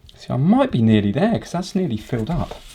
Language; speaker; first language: English; native; English